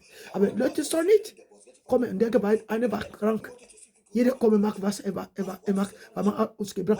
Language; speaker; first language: German; non-native, learner; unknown